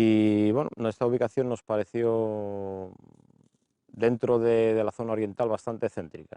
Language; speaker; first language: Spanish; native; Spanish